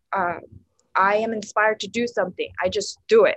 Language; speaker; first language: English; native; English